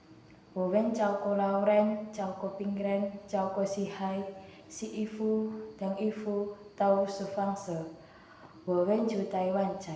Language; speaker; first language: Chinese; non-native, learner; Indonesian